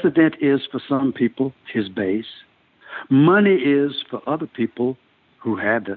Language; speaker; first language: English; native; English